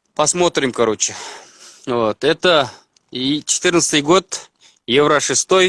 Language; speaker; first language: Russian; non-native, local second language; Kazakh